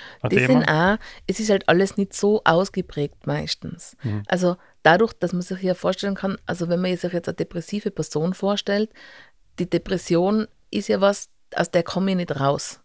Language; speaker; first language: German; native; German